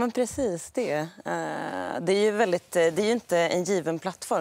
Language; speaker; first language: Swedish; native; Swedish